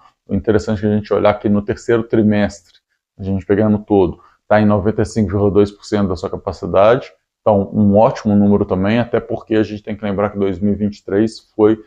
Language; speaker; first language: Portuguese; native; Portuguese